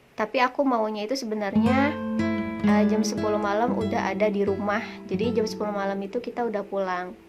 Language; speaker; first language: Indonesian; native; Indonesian